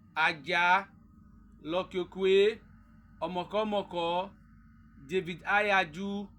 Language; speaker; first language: Nigerian Pidgin; non-native, local second language; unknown